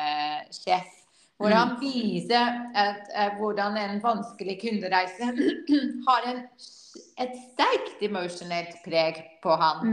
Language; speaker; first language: Norwegian; non-native, fluent; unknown